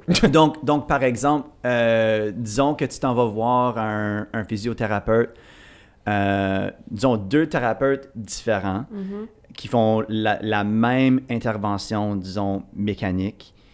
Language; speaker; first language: French; native; French